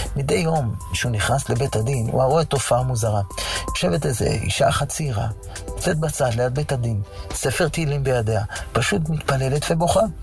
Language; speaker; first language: Hebrew; native; Hebrew